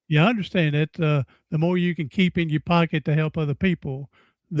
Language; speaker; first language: English; native; English